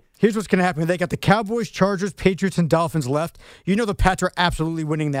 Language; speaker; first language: English; native; English